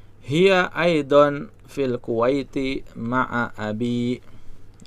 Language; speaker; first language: Arabic; non-native, learner; Indonesian